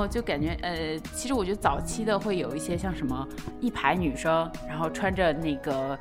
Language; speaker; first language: Chinese; native; Chinese